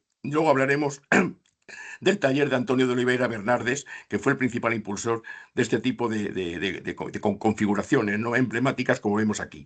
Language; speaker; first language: Spanish; native; Spanish